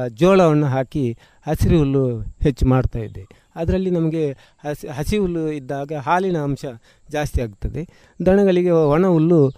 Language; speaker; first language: Kannada; native; Kannada